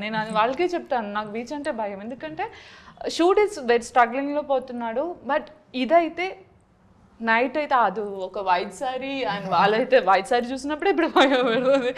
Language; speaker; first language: Telugu; non-native, learner; Malayalam